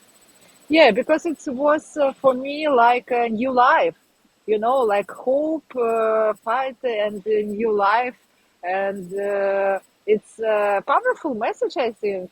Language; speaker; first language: English; non-native, learner; Ukrainian